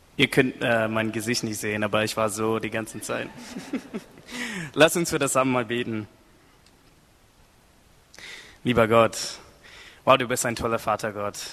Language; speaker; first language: German; non-native, learner; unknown